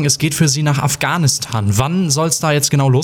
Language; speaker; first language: German; native; German